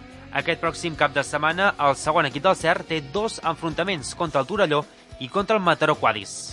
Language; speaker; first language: Catalan; native; Catalan